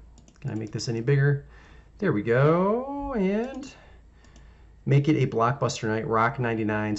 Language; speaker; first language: English; native; English